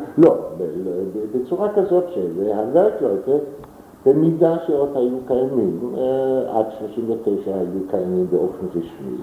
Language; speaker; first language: Hebrew; non-native, fluent; German